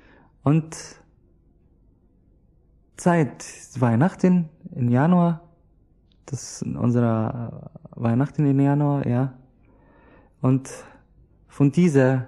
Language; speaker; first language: German; non-native, learner; Arabic